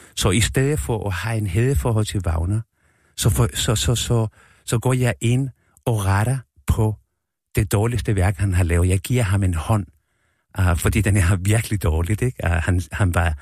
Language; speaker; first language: Danish; non-native, fluent; Spanish